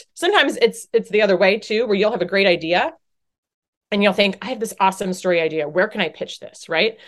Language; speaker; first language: English; native; English